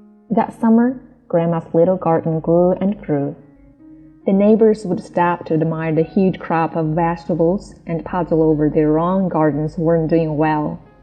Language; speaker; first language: English; non-native, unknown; Chinese